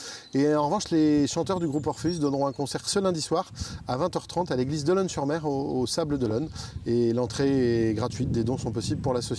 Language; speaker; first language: French; native; French